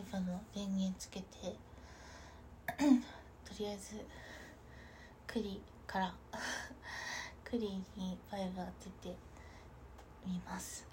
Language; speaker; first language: Japanese; native; Japanese